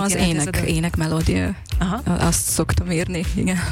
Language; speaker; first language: Hungarian; non-native, learner; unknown